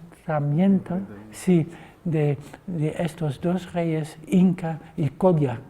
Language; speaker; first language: Spanish; non-native, fluent; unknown